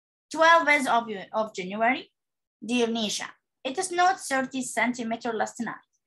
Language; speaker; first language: English; non-native, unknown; Arabic